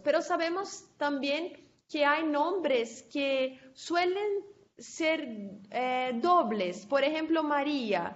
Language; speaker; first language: Spanish; non-native, fluent; Portuguese